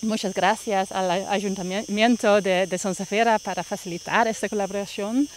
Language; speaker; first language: Spanish; non-native, learner; Dutch